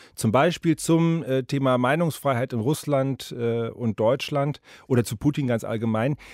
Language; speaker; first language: German; native; German